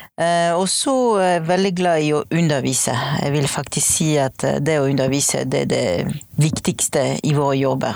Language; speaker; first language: Norwegian; non-native, fluent; French